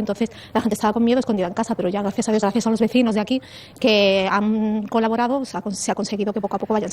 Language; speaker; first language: Spanish; native; Spanish